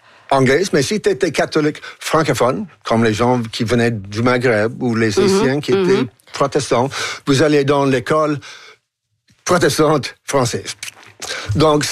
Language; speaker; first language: French; non-native, fluent; English